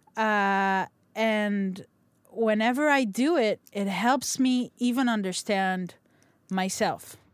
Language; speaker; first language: English; non-native, local second language; Hebrew